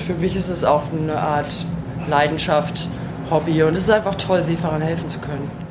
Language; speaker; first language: German; native; German